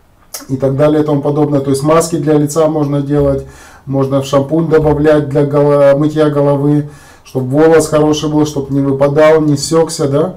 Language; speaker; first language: Russian; native; Russian